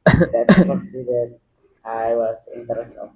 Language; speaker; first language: English; non-native, learner; Indonesian